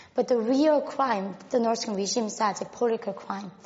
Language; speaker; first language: English; non-native, fluent; Korean